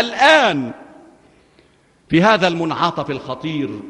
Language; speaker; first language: Arabic; native; Arabic